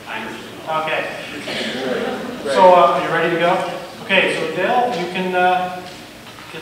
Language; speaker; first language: English; native; English